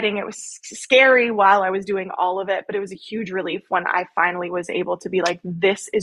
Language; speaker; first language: English; native; English